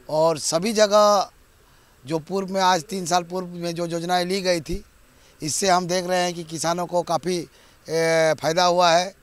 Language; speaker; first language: Hindi; native; Hindi